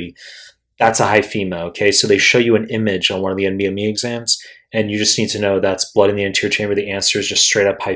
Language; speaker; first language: English; native; English